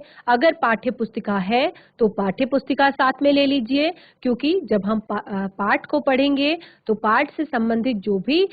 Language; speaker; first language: Hindi; native; Hindi